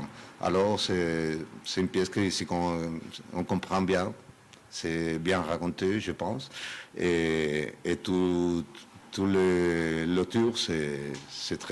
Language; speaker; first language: French; non-native, learner; Spanish